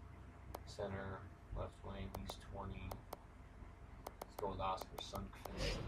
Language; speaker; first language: English; native; English